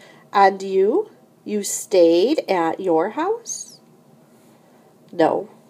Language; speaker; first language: English; native; English